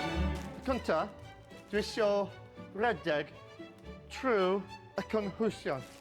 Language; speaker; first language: Welsh; non-native, learner; English